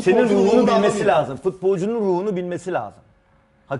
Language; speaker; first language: Turkish; native; Turkish